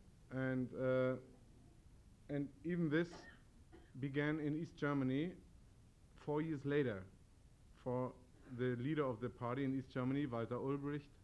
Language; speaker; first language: English; non-native, learner; German